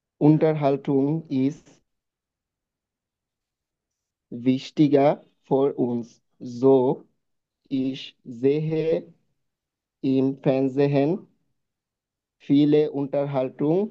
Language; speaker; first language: German; non-native, learner; Bangla